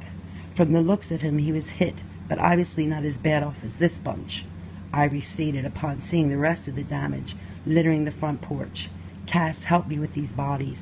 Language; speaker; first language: English; native; English